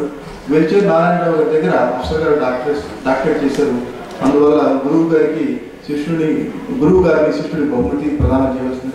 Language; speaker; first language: Telugu; native; Telugu